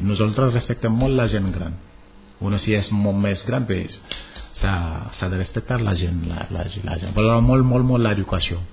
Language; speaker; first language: Catalan; non-native, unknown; Wolof